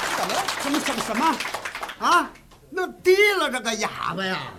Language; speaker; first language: Chinese; non-native, fluent; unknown